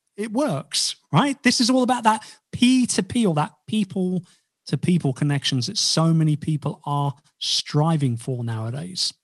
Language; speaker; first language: English; native; English